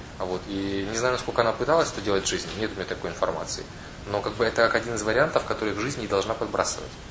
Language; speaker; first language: Russian; non-native, local second language; Ukrainian